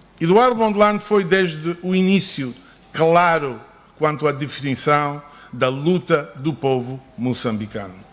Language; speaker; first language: Portuguese; non-native, fluent; English